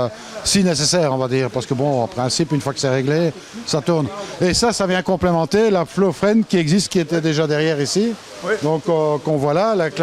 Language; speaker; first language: French; native; French